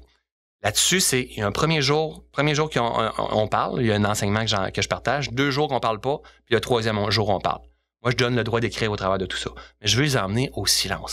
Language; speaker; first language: French; native; French